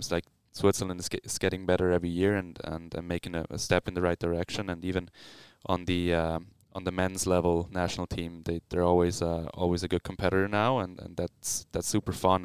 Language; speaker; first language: English; non-native, fluent; Swiss German